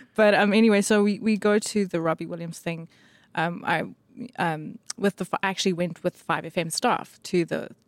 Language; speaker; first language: English; native; English